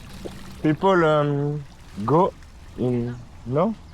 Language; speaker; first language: English; non-native, learner; French